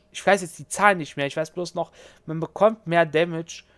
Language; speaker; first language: German; native; German